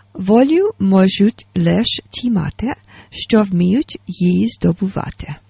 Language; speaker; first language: Ukrainian; early bilingual, other home language; English